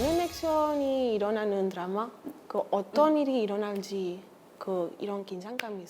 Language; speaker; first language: Korean; non-native, fluent; Spanish